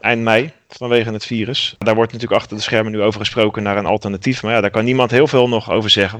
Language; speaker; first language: Dutch; native; Dutch